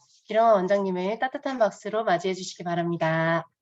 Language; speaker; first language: Korean; native; Korean